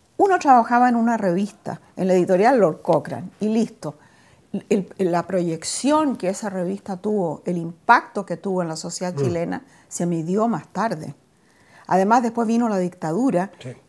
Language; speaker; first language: Spanish; native; Spanish